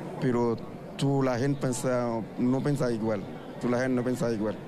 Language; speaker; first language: Spanish; non-native, learner; Haitian Creole